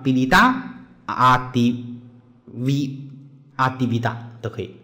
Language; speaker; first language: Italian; non-native, fluent; Chinese